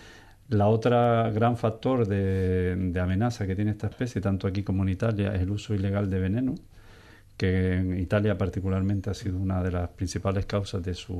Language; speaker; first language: Spanish; native; Spanish